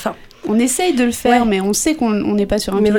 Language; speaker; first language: French; native; French